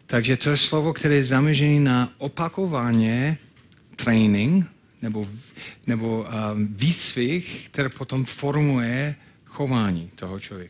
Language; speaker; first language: Czech; non-native, fluent; English